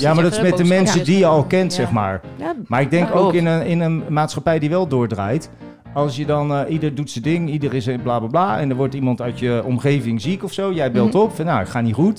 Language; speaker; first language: Dutch; native; Dutch